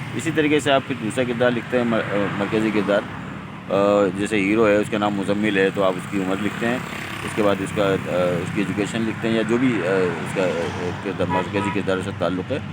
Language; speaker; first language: Urdu; non-native, local second language; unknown